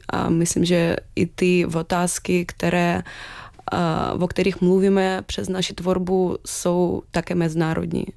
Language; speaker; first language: Czech; non-native, fluent; Ukrainian